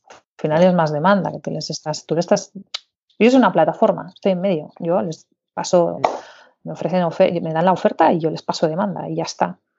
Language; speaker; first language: Spanish; native; Spanish